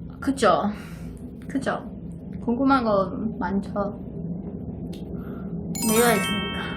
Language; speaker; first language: Korean; non-native, learner; Chinese